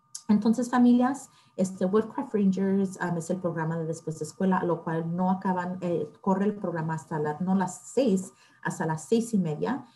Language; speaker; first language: Spanish; early bilingual, heritage; Spanish